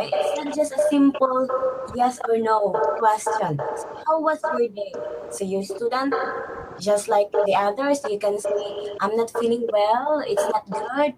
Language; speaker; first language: English; non-native, fluent; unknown